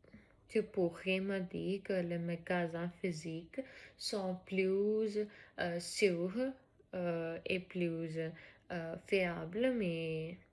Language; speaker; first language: French; non-native, learner; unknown